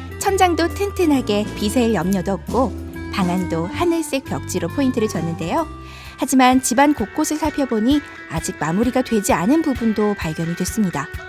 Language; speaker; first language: Korean; native; Korean